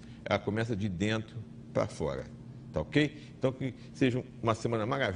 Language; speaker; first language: Portuguese; native; Portuguese